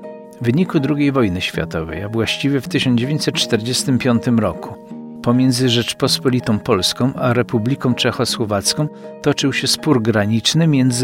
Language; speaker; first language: Polish; native; Polish